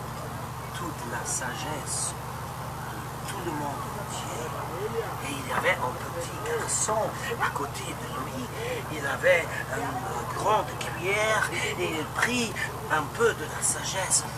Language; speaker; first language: French; non-native, local second language; Luxembourgish